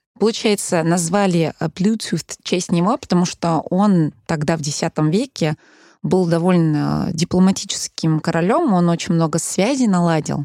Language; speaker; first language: Russian; early bilingual, heritage; Danish